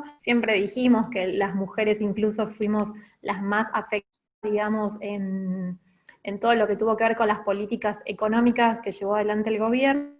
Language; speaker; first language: Spanish; native; Spanish